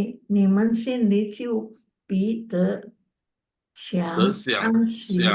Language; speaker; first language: Chinese; non-native, learner; Indonesian